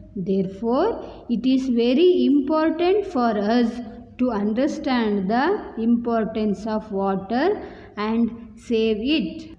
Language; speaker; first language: English; non-native, local second language; Kannada